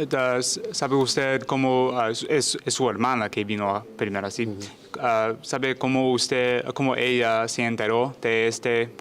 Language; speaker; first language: Spanish; non-native, learner; English